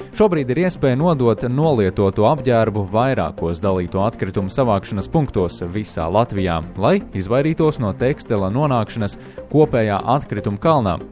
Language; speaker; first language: Latvian; native; Latvian